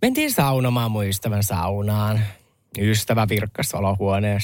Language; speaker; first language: Finnish; native; Finnish